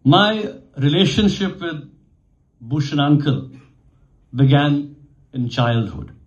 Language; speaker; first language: English; non-native, local second language; Urdu